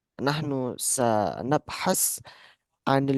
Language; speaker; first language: Arabic; non-native, fluent; Indonesian